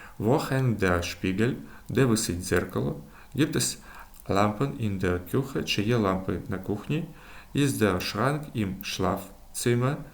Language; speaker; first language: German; non-native, fluent; Ukrainian